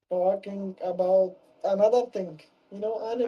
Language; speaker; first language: English; non-native, learner; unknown